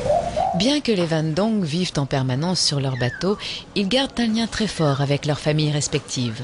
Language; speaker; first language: French; native; French